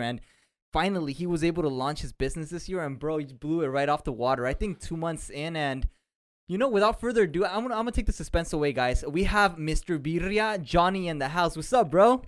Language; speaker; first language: English; early bilingual, other home language; Spanish